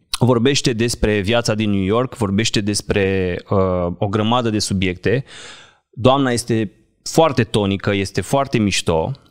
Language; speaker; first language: Romanian; native; Romanian